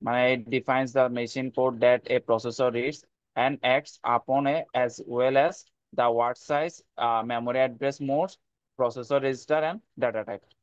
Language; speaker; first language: English; non-native, local second language; Bangla